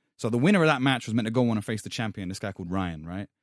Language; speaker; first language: English; native; English